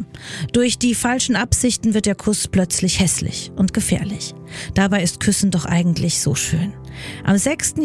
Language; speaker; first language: German; native; German